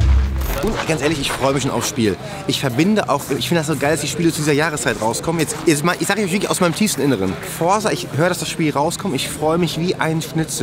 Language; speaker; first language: German; native; German